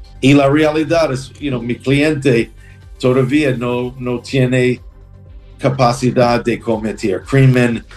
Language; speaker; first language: Spanish; non-native, learner; English